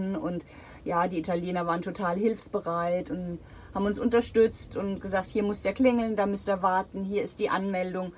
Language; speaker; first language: German; native; German